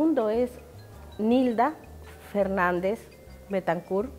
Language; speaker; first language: Spanish; native; Spanish